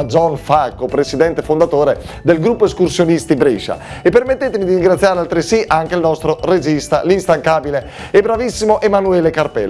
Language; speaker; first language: Italian; native; Italian